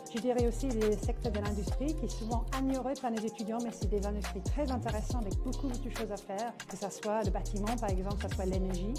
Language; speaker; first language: French; non-native, fluent; English